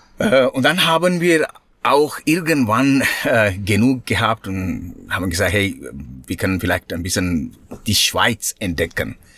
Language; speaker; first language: German; non-native, fluent; Sinhala